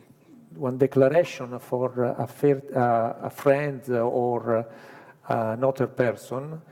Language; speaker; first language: English; non-native, learner; Italian